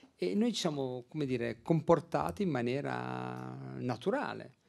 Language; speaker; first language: Italian; native; Italian